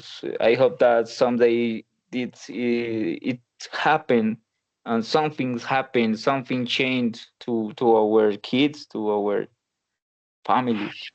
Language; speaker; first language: English; non-native, learner; Spanish